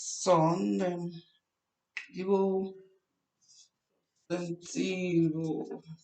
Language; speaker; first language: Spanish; non-native, learner; English